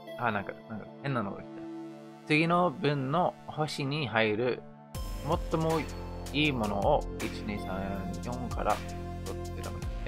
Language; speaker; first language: Japanese; non-native, fluent; English